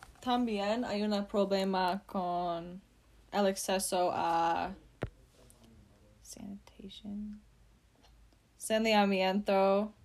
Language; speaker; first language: Spanish; non-native, learner; English